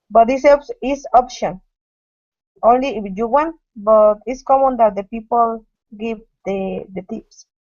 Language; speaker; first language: English; non-native, learner; Spanish